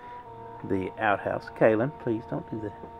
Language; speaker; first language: English; native; English